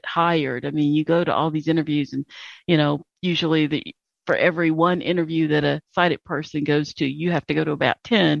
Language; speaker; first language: English; native; English